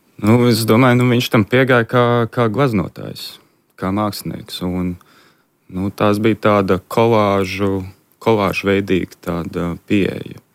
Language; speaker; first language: Latvian; native; Latvian